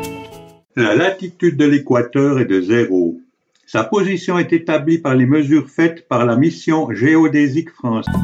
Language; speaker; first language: French; native; French